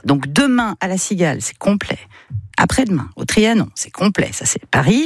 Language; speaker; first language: French; native; French